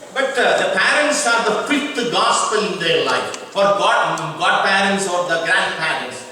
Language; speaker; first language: English; non-native, local second language; Malayalam